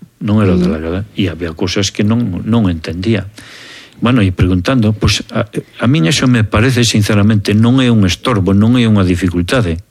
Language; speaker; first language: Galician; native; Galician